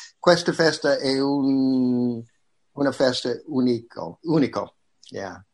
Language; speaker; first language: Italian; non-native, learner; English